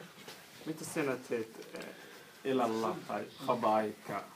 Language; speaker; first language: Finnish; non-native, learner; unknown